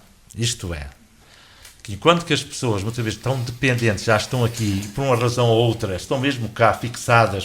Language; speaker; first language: Portuguese; native; Portuguese